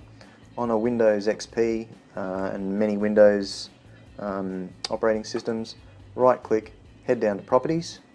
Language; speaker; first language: English; native; English